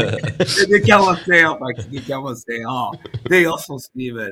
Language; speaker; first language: Swedish; early bilingual, other home language; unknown